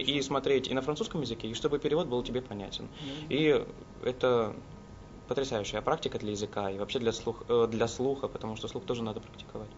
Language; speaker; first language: Russian; native; Russian